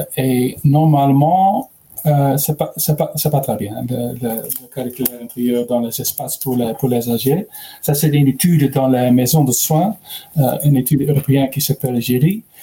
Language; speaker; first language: French; non-native, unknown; Dutch